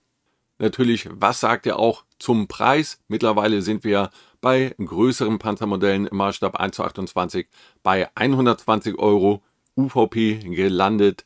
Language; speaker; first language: German; native; German